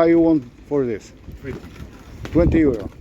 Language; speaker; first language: English; non-native, learner; Polish